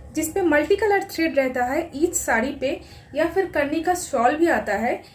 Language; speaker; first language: Hindi; non-native, local second language; Bangla